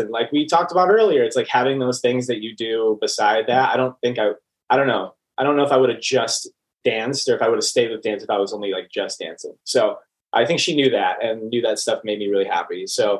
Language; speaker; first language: English; native; English